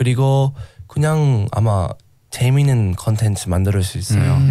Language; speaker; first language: Korean; non-native, learner; English